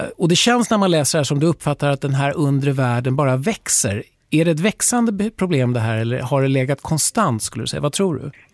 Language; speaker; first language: Swedish; native; Swedish